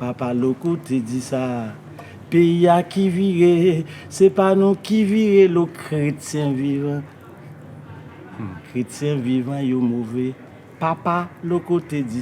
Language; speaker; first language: French; non-native, learner; Haitian Creole